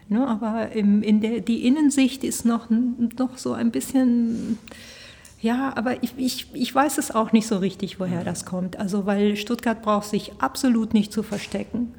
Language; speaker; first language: German; early bilingual, heritage; Spanish